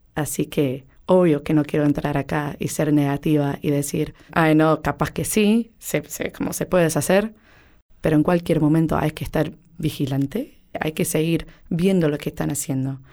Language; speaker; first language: Spanish; non-native, fluent; English